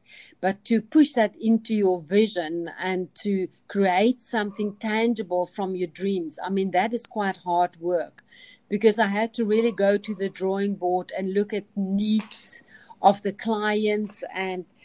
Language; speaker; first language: English; non-native, local second language; Afrikaans